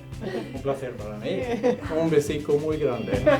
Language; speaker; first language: Spanish; non-native, fluent; Swedish